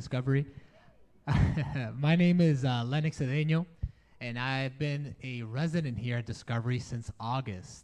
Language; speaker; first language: English; native; English